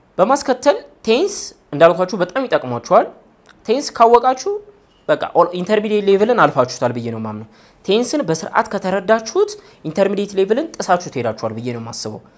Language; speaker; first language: Amharic; native; Amharic